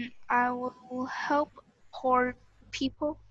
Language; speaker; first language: English; non-native, learner; Vietnamese